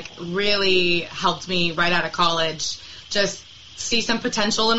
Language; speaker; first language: English; native; English